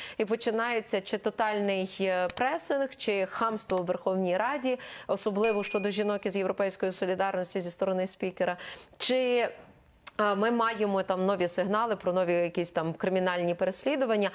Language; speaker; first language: Ukrainian; native; Ukrainian